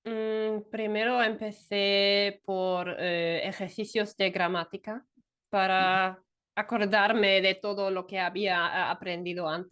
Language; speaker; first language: Spanish; non-native, fluent; German